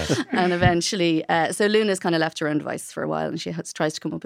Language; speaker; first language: English; native; English